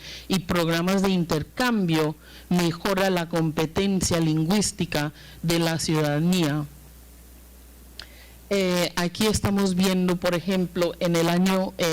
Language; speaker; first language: Spanish; non-native, fluent; English